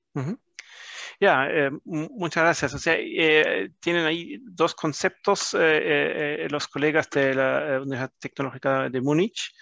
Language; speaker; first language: Spanish; non-native, fluent; German